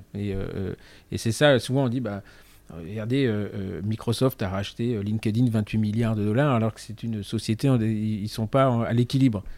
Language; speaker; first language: French; native; French